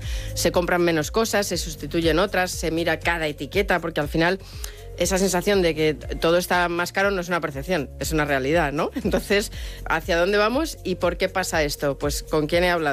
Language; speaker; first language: Spanish; native; Spanish